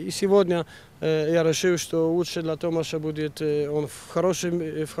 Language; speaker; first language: Russian; non-native, learner; Polish